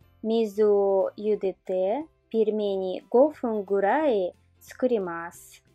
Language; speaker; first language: Japanese; non-native, learner; Russian